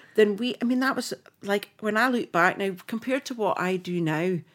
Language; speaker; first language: English; native; English